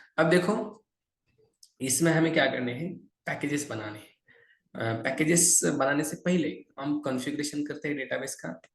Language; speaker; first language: Hindi; non-native, local second language; Marathi